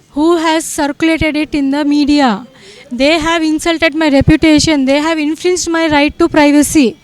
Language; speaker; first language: English; non-native, local second language; Telugu